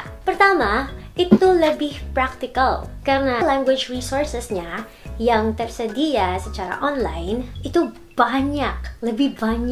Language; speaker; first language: Indonesian; non-native, learner; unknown